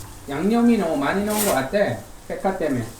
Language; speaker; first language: Korean; non-native, fluent; Malay